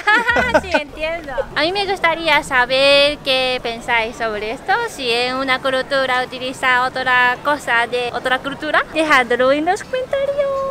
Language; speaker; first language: Spanish; non-native, learner; Japanese